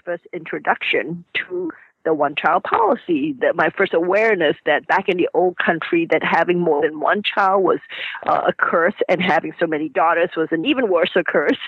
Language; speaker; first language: English; non-native, local second language; Cantonese